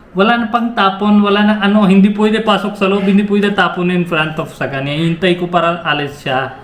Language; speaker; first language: Filipino; non-native, learner; Punjabi